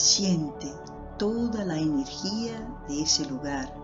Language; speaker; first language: Spanish; non-native, fluent; Portuguese